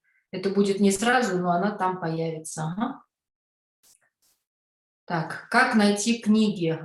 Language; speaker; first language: Russian; native; Russian